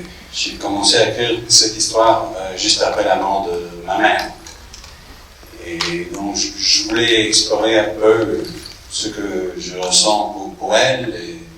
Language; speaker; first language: French; non-native, fluent; English